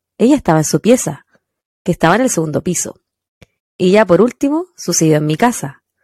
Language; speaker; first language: Spanish; native; Spanish